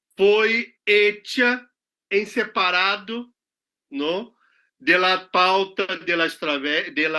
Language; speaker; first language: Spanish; non-native, learner; Portuguese